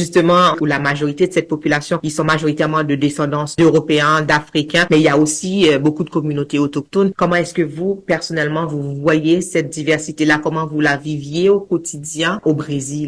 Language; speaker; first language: French; native; French